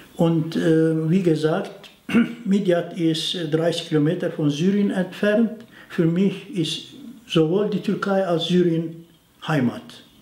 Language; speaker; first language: German; non-native, fluent; Turoyo